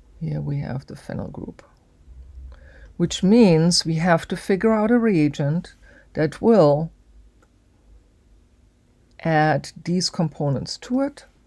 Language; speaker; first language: English; native; English